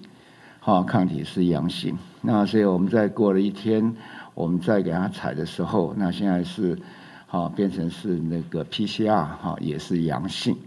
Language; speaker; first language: Chinese; native; Chinese